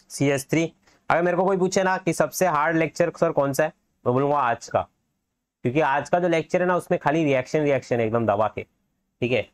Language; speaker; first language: Hindi; native; Hindi